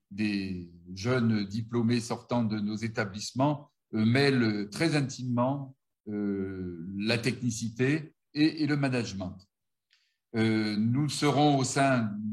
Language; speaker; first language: French; native; French